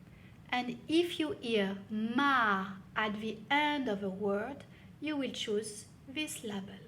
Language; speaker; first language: English; non-native, fluent; French